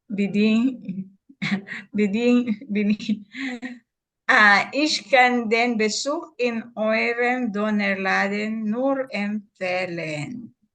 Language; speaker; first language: German; non-native, learner; Filipino